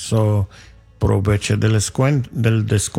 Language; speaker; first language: Spanish; non-native, fluent; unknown